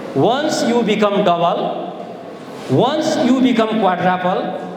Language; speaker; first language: English; non-native, local second language; Nepali